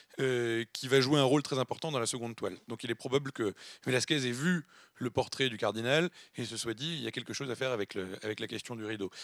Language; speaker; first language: French; native; French